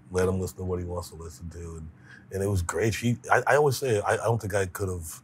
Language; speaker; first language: English; native; English